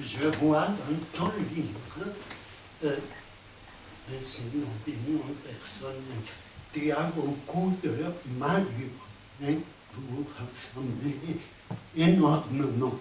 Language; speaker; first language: French; non-native, fluent; Spanish